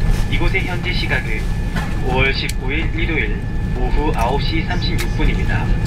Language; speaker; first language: Korean; native; Korean